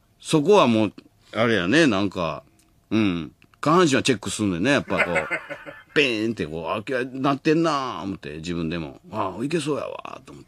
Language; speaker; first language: Japanese; native; Japanese